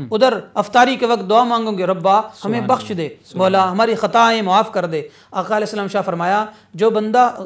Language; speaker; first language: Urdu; non-native, local second language; Punjabi